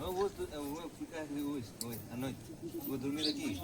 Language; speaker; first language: Portuguese; non-native, learner; Gujarati